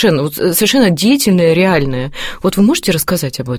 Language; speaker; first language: Russian; native; Russian